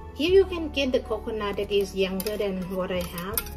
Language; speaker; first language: English; non-native, fluent; Thai